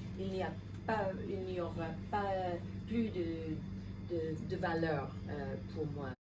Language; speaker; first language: French; non-native, learner; English